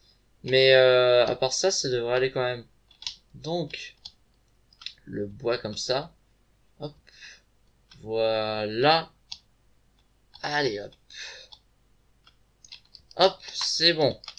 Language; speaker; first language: French; native; French